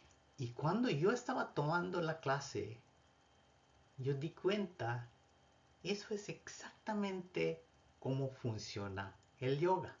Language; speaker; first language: Spanish; non-native, fluent; Bangla